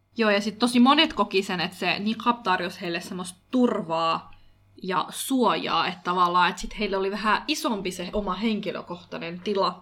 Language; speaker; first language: Finnish; early bilingual, other home language; Kurdish